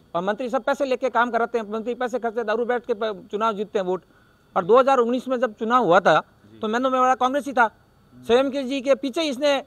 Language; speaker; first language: Hindi; native; Hindi